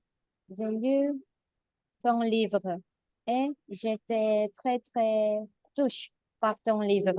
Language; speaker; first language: French; non-native, learner; Korean